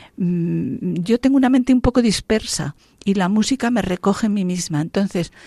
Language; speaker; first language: Spanish; native; Spanish